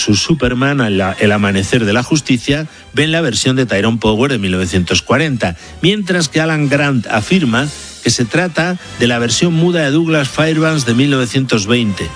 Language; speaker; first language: Spanish; native; Spanish